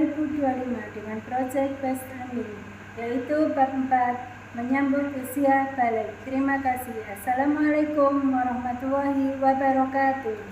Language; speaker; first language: Indonesian; native; Indonesian